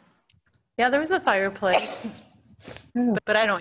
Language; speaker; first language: English; native; English